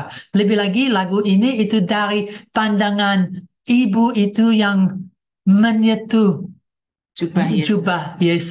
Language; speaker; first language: Indonesian; non-native, fluent; English